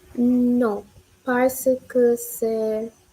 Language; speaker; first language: French; non-native, learner; English